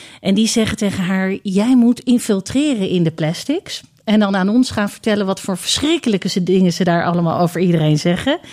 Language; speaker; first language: Dutch; native; Dutch